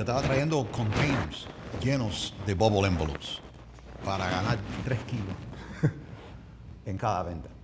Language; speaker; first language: Spanish; early bilingual, heritage; English